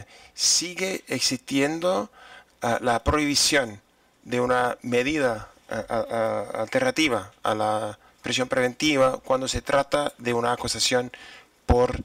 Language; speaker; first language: Spanish; non-native, fluent; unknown